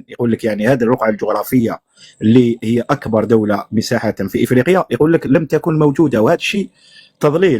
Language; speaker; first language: Arabic; native; Arabic